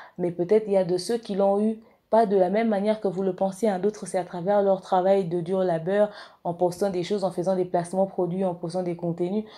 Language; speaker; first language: French; non-native, local second language; Lingala